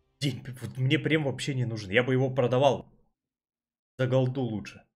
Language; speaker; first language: Russian; native; Russian